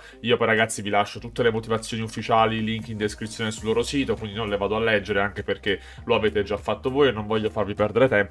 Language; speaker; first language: Italian; native; Italian